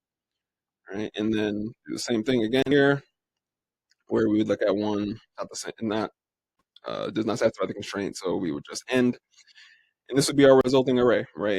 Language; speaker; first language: English; native; English